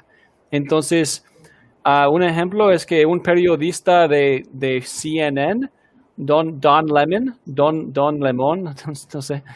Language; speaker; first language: Spanish; non-native, fluent; English